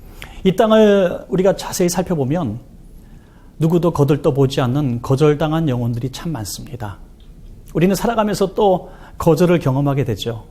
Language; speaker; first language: Korean; native; Korean